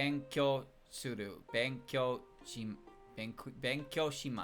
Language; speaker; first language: Japanese; non-native, learner; English